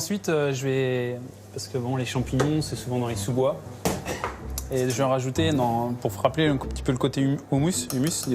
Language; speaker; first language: French; native; French